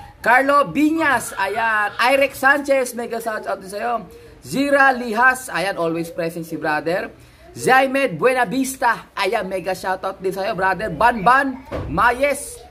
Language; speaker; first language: Filipino; native; Filipino